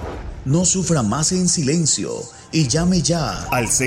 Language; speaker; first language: Spanish; native; Spanish